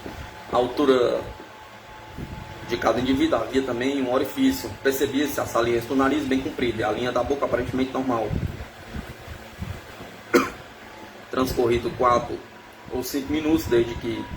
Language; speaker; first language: Portuguese; native; Portuguese